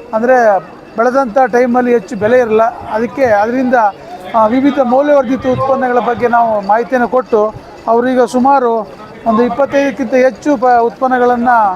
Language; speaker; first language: Kannada; native; Kannada